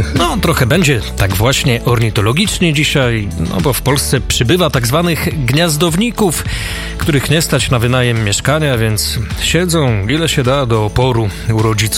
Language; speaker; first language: Polish; native; Polish